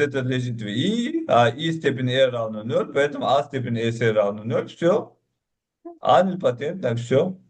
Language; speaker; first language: Russian; non-native, local second language; Uzbek